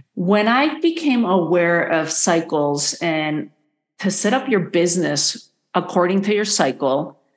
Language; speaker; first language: English; non-native, fluent; Spanish